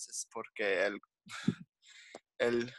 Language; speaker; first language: Spanish; non-native, learner; English